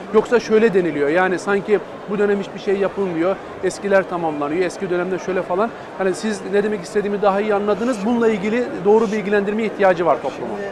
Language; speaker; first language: Turkish; native; Turkish